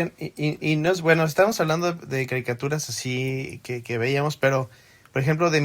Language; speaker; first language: Spanish; native; Spanish